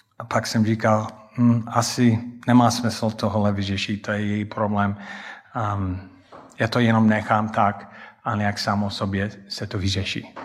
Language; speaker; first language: Czech; non-native, fluent; English